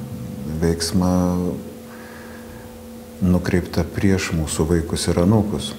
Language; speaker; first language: Lithuanian; native; Lithuanian